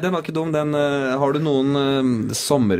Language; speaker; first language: Norwegian; native; Norwegian